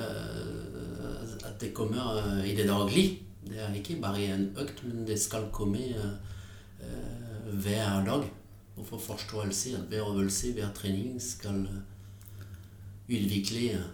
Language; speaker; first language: Norwegian; non-native, fluent; French